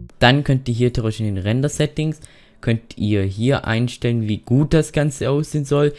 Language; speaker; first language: German; native; German